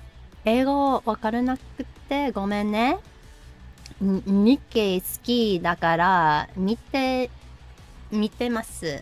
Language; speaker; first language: Japanese; non-native, learner; English